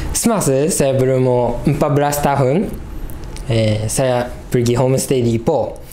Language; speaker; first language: Indonesian; non-native, learner; Japanese